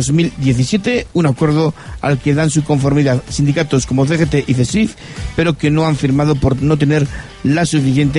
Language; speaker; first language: Spanish; native; Spanish